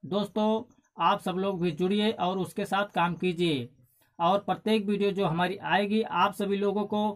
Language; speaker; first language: Hindi; native; Hindi